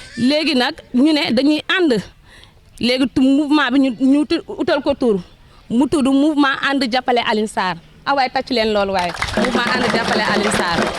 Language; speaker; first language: Wolof; native; Wolof